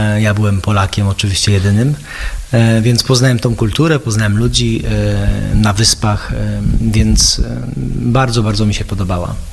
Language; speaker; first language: Polish; early bilingual, heritage; Polish